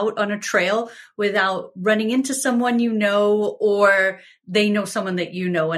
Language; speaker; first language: English; native; English